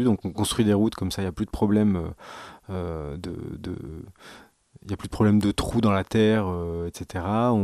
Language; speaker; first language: French; native; French